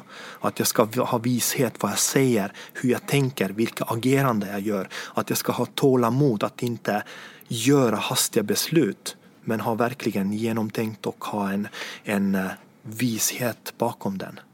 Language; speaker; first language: Swedish; non-native, fluent; Estonian